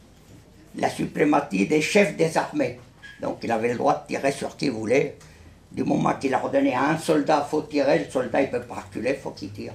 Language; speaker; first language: French; early bilingual, other home language; Spanish